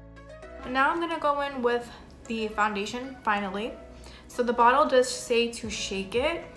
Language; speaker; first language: English; native; English